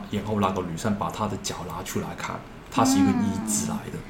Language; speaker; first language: Chinese; non-native, learner; Cantonese